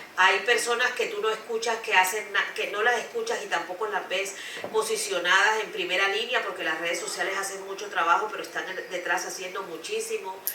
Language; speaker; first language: Spanish; native; Spanish